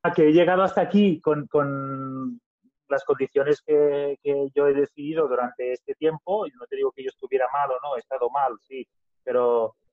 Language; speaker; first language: Spanish; non-native, local second language; Catalan